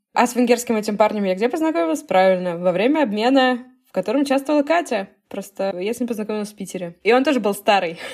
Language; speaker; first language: Russian; native; Russian